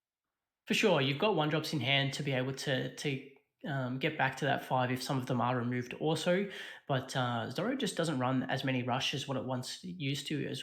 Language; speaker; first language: English; native; English